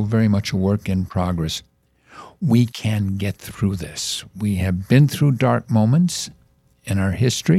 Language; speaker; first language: English; native; English